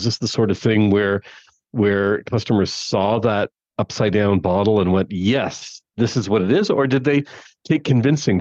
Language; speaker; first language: English; native; English